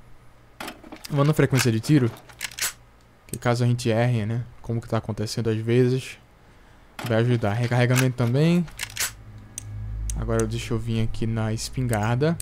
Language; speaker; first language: Portuguese; native; Portuguese